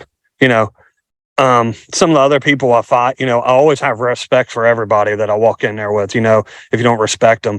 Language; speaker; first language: English; native; English